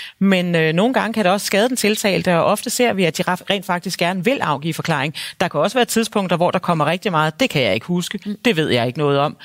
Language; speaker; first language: Danish; native; Danish